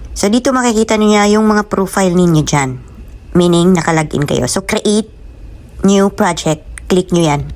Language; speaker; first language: Filipino; non-native, local second language; Cebuano